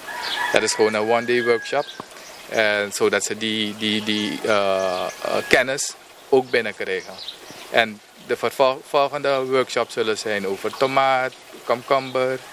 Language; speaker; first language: Dutch; non-native, local second language; Papiamento